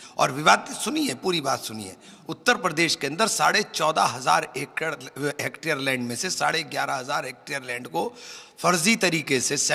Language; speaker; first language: Hindi; native; Hindi